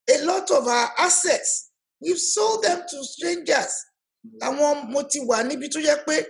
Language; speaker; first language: English; non-native, local second language; Yoruba